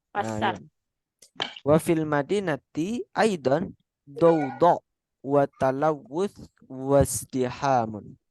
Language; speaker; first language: Arabic; non-native, fluent; Indonesian